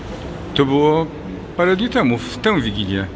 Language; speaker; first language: Polish; native; Polish